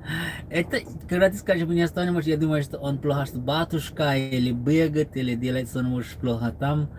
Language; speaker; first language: Russian; non-native, learner; English